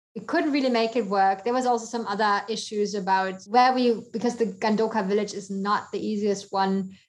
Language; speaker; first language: English; non-native, fluent; German